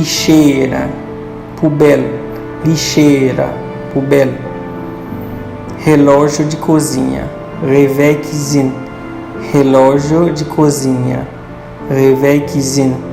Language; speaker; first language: Portuguese; non-native, fluent; Haitian Creole